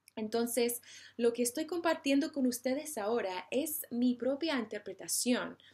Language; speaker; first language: Spanish; non-native, fluent; English